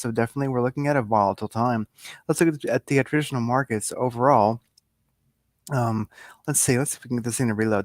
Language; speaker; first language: English; native; English